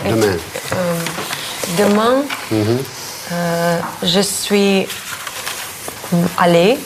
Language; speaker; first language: French; non-native, learner; Russian